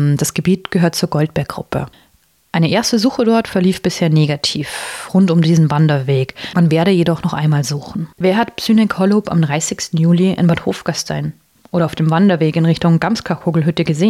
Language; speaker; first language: German; native; German